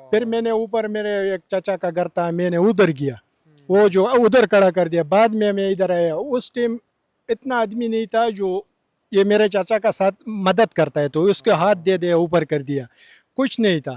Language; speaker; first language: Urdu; non-native, local second language; Pashto